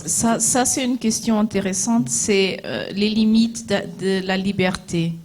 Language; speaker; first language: French; non-native, fluent; Portuguese